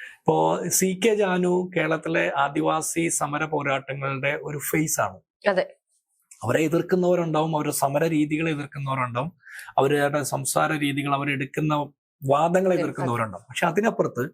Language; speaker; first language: Malayalam; native; Malayalam